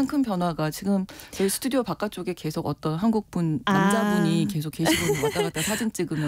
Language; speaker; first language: Korean; native; Korean